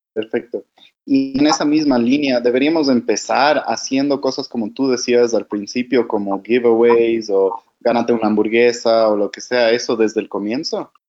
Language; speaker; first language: Spanish; native; Spanish